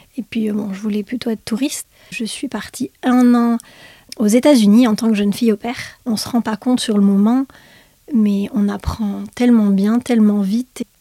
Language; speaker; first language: French; native; French